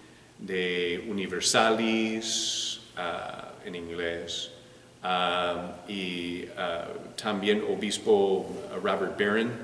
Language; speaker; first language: Spanish; non-native, learner; English